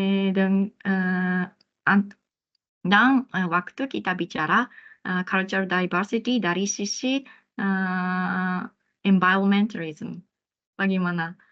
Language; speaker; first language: Indonesian; non-native, fluent; Japanese